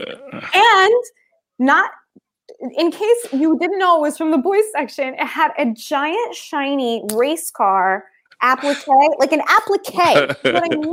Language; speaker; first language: English; native; English